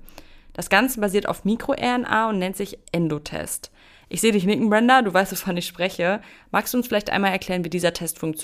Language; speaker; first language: German; native; German